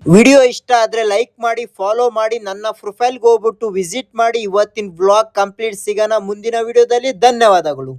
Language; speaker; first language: Kannada; non-native, local second language; Urdu